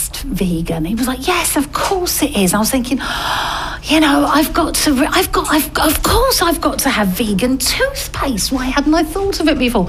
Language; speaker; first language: English; native; English